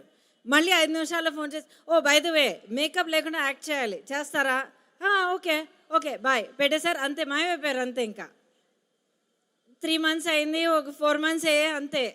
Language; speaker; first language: Telugu; native; Telugu